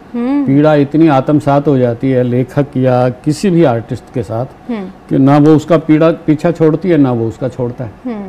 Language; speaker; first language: Hindi; native; Hindi